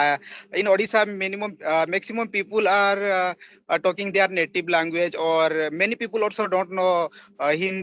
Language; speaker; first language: English; non-native, learner; Odia